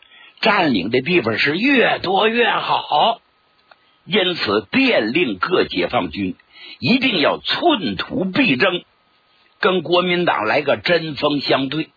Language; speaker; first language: Chinese; native; Chinese